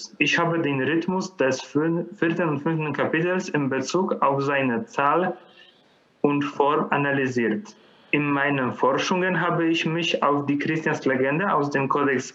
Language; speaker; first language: German; non-native, fluent; Polish